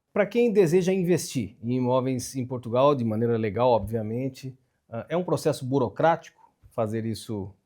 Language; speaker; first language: Portuguese; native; Portuguese